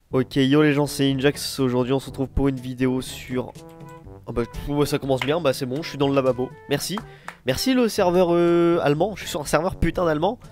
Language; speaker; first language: French; native; French